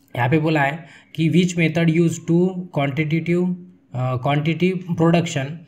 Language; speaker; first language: Hindi; non-native, local second language; Marathi